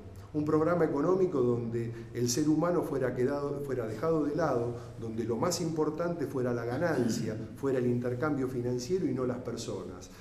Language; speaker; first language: Spanish; native; Spanish